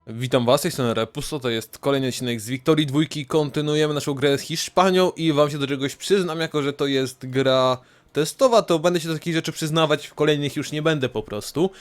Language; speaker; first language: Polish; native; Polish